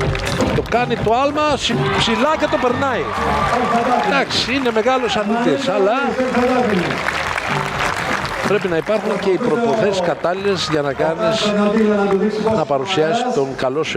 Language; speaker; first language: Greek; native; Greek